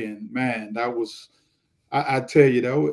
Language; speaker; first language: English; native; English